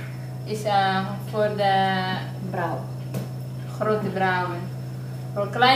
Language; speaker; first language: Dutch; non-native, learner; Filipino